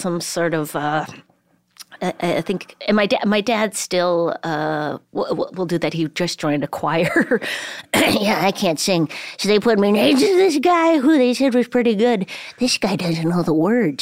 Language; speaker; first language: English; native; English